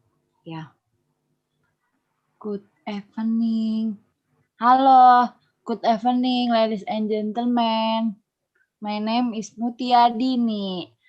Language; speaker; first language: English; non-native, learner; Indonesian